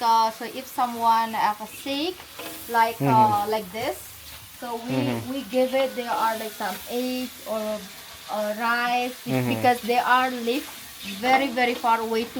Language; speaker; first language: English; non-native, fluent; Indonesian